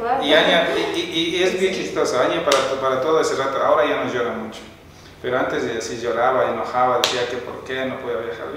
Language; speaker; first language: Spanish; native; Spanish